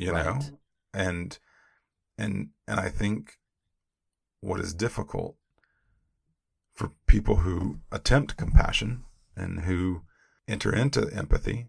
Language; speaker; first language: English; native; English